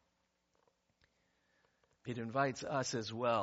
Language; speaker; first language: English; native; English